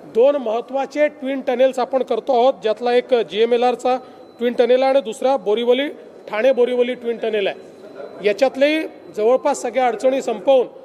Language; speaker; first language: Marathi; native; Marathi